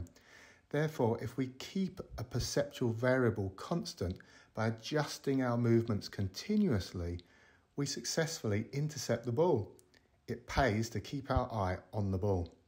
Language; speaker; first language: English; native; English